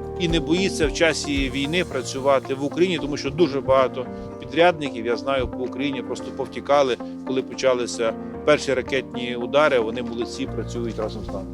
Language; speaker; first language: Ukrainian; native; Ukrainian